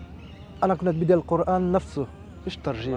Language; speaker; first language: Arabic; non-native, fluent; French